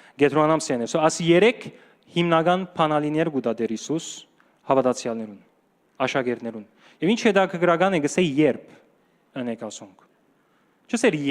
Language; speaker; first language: Armenian; early bilingual, heritage; Armenian